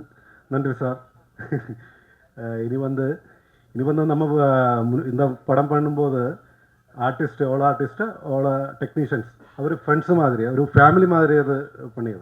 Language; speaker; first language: Tamil; non-native, learner; Malayalam